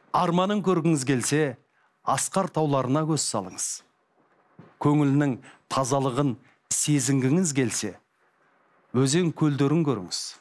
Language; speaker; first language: Kazakh; native; Kazakh